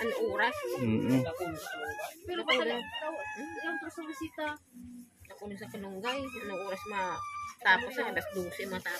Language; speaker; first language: Filipino; non-native, local second language; Bikol